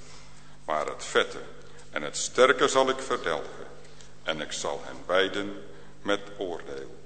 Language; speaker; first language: Dutch; native; Dutch